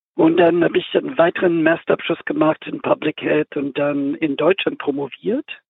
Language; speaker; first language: German; non-native, fluent; English